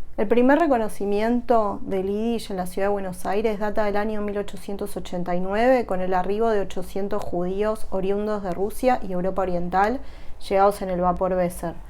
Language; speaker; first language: Spanish; native; Spanish